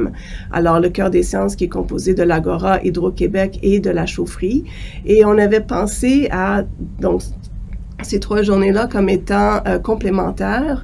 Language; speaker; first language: French; native; French